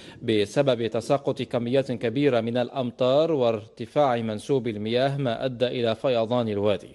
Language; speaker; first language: Arabic; native; Arabic